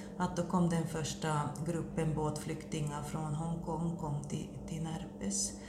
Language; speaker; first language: Swedish; native; Swedish